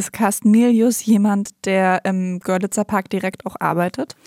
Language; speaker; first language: German; native; German